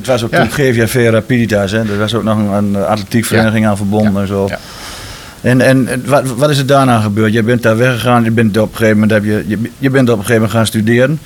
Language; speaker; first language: Dutch; native; Dutch